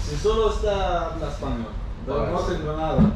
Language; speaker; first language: Spanish; non-native, learner; Arabic